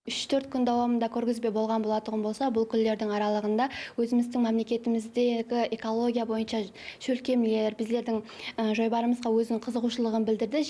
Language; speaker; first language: Uzbek; non-native, local second language; Kara-Kalpak